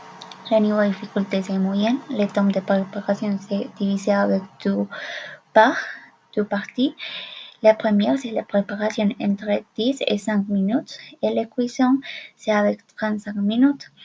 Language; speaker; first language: French; non-native, learner; Spanish